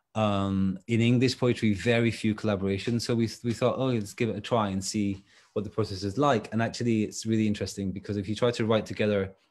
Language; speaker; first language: English; native; English